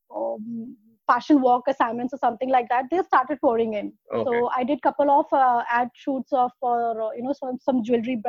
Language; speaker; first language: English; non-native, local second language; Hindi